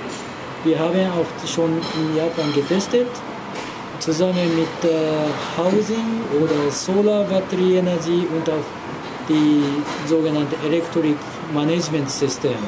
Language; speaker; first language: German; non-native, learner; Japanese